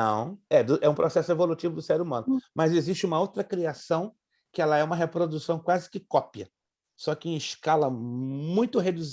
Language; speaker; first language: Portuguese; native; Portuguese